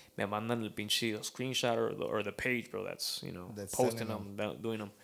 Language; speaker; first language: Spanish; early bilingual, heritage; Spanish